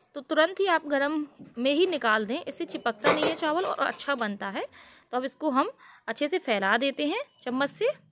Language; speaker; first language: Hindi; native; Hindi